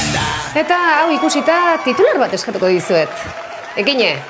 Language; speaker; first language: Basque; native; Basque